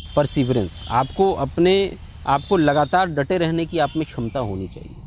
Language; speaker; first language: Hindi; native; Hindi